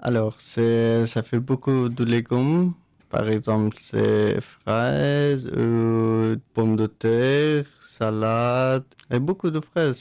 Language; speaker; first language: French; non-native, learner; Persian